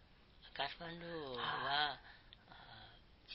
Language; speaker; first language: Japanese; non-native, learner; Nepali